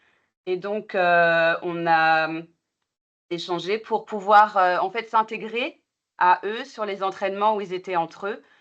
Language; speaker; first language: French; native; French